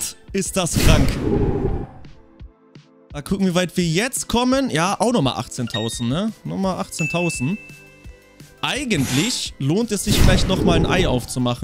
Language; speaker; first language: German; native; German